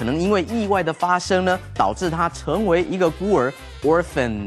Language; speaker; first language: Chinese; native; Chinese